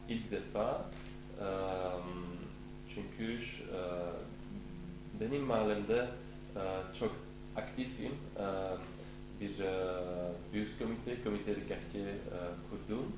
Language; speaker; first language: Turkish; non-native, learner; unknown